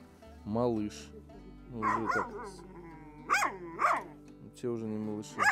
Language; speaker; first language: Russian; native; Russian